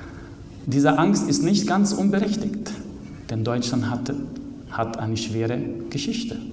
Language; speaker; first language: German; non-native, fluent; Arabic